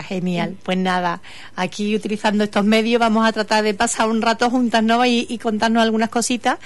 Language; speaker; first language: Spanish; native; Spanish